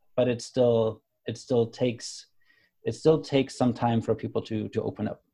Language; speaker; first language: English; non-native, fluent; German